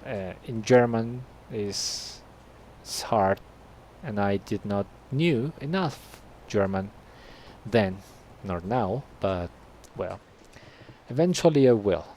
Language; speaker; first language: English; non-native, fluent; Spanish